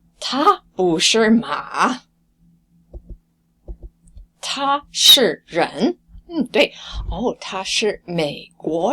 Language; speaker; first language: Chinese; non-native, fluent; English